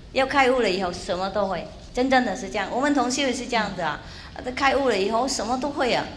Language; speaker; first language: Chinese; non-native, fluent; Vietnamese